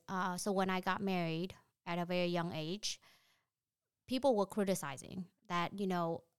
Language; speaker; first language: English; early bilingual, other home language; Vietnamese